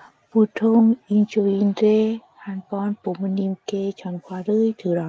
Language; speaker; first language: Korean; non-native, learner; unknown